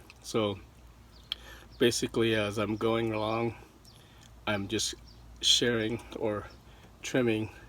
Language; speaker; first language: English; native; English